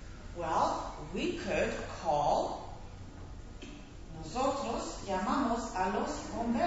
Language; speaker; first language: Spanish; non-native, fluent; English